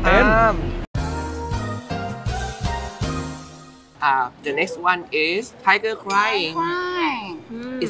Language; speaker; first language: English; non-native, learner; Thai